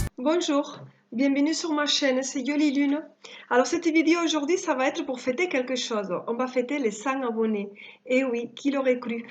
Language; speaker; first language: French; early bilingual, other home language; Spanish